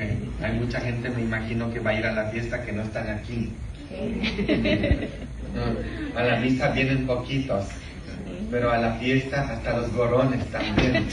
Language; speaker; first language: Spanish; non-native, fluent; English